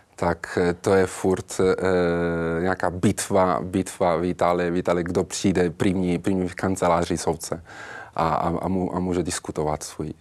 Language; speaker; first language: Czech; non-native, learner; Italian